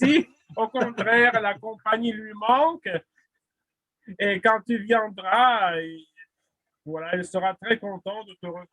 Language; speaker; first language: French; non-native, fluent; Russian